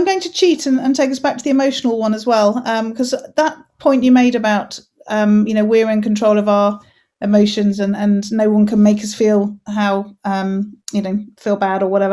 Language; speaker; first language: English; native; English